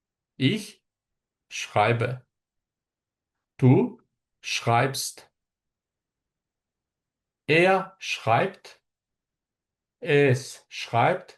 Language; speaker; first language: German; non-native, fluent; Azerbaijani